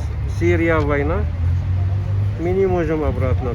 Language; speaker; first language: Russian; non-native, learner; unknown